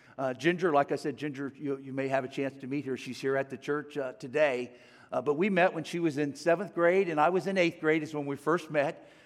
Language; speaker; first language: English; native; English